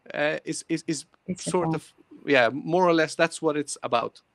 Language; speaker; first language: English; early bilingual, other home language; Persian